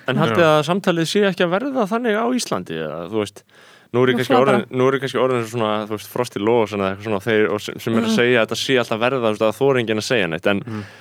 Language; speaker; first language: Icelandic; native; Icelandic